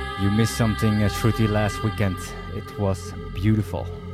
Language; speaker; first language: English; non-native, fluent; Dutch